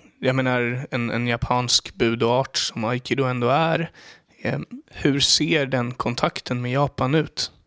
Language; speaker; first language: Swedish; native; Swedish